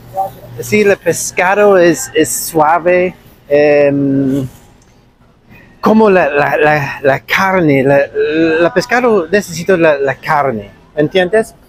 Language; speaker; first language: Spanish; non-native, learner; English